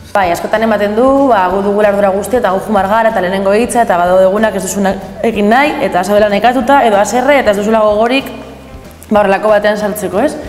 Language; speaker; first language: Basque; non-native, local second language; Spanish